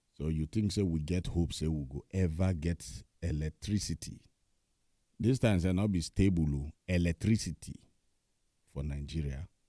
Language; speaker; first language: Nigerian Pidgin; native; Nigerian Pidgin